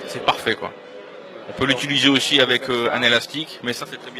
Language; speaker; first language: French; native; French